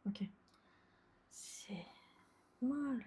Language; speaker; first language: French; non-native, learner; Japanese